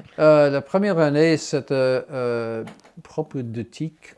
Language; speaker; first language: French; non-native, fluent; English